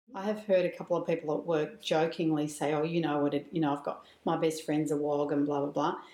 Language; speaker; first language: English; native; English